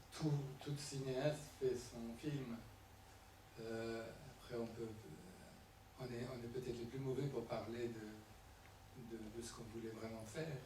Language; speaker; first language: French; non-native, fluent; Persian